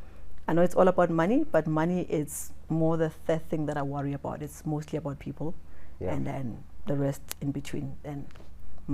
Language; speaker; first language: English; non-native, local second language; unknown